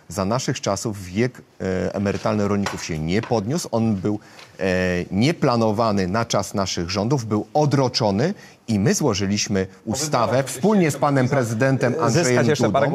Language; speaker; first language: Polish; native; Polish